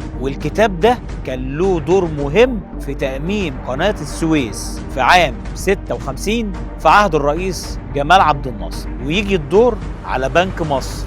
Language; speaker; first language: Arabic; native; Arabic